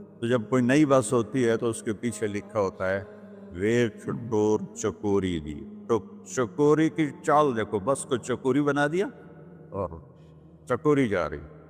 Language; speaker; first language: Urdu; non-native, local second language; Punjabi